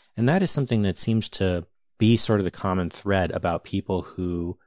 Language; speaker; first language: English; native; English